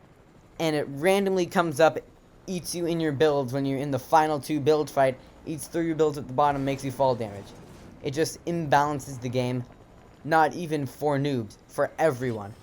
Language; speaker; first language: English; native; English